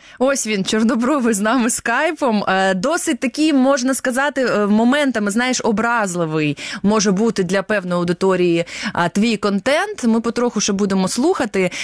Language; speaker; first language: Ukrainian; non-native, local second language; Russian